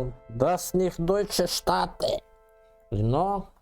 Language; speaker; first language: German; non-native, learner; Russian